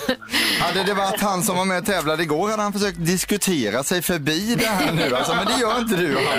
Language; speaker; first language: Swedish; native; Swedish